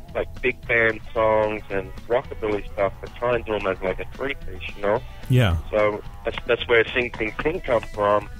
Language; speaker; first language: English; native; English